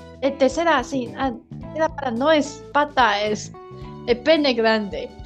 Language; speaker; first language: Spanish; non-native, learner; Chinese